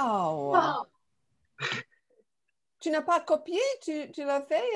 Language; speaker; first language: French; non-native, fluent; English